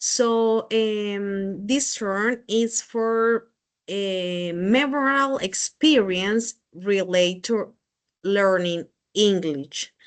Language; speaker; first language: English; non-native, learner; Spanish